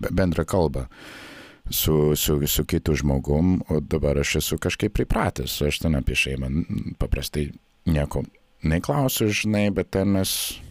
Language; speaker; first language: Lithuanian; non-native, fluent; English